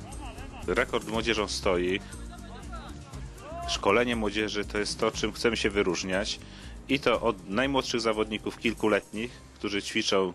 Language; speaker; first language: Polish; native; Polish